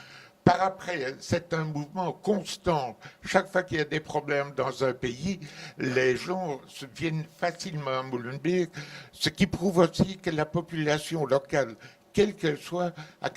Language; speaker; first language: French; native; French